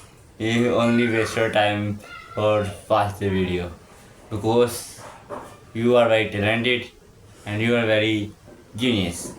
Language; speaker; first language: English; non-native, learner; Urdu